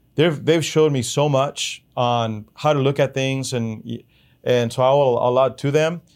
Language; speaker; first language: English; early bilingual, other home language; Spanish